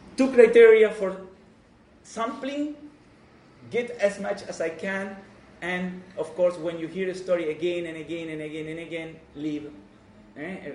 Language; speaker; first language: English; non-native, fluent; Spanish